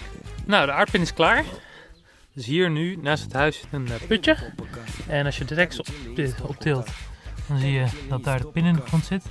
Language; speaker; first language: Dutch; native; Dutch